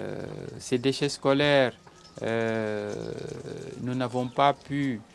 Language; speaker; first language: French; non-native, local second language; Serer